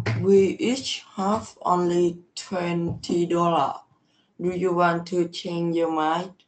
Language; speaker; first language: English; non-native, learner; Vietnamese